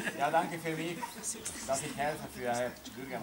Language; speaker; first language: German; non-native, learner; Hungarian